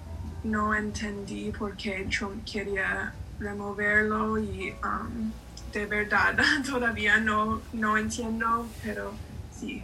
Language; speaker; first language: Spanish; non-native, learner; English